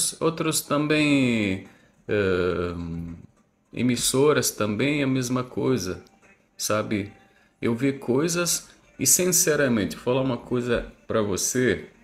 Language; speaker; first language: Portuguese; non-native, fluent; Arabic